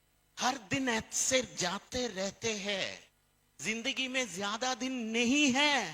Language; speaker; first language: Hindi; non-native, fluent; Bangla